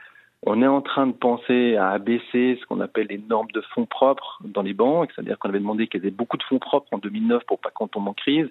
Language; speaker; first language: French; native; French